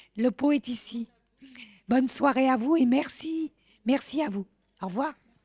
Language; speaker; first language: French; native; French